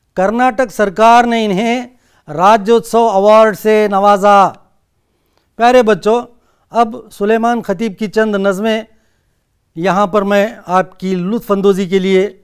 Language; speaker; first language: Urdu; native; Urdu